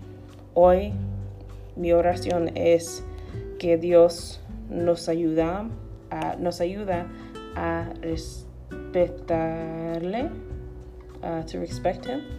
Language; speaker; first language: Spanish; non-native, learner; English